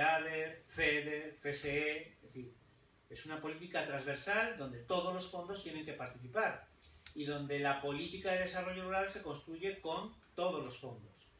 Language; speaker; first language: Spanish; native; Spanish